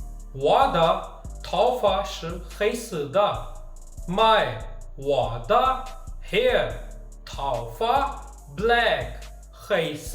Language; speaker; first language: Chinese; non-native, fluent; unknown